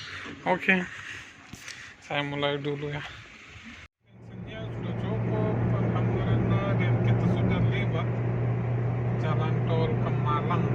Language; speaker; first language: Indonesian; non-native, learner; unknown